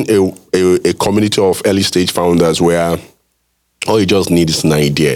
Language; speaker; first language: English; non-native, local second language; Yoruba